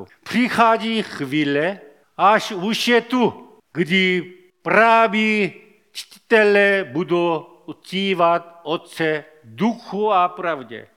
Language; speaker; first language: Czech; non-native, learner; Korean